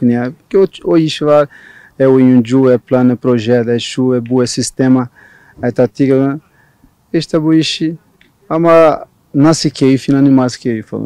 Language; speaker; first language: Turkish; non-native, learner; Portuguese